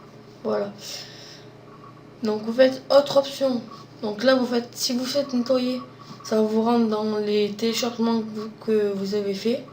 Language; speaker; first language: French; native; French